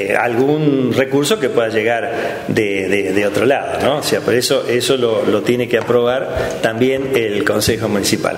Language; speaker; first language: Spanish; native; Spanish